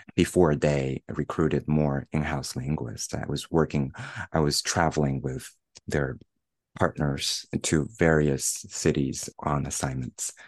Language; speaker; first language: English; non-native, fluent; Chinese